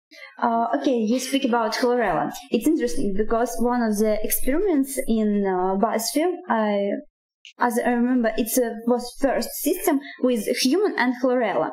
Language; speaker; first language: English; non-native, learner; Russian